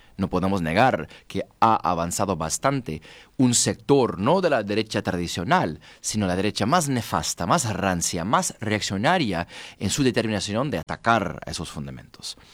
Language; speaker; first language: Spanish; non-native, fluent; English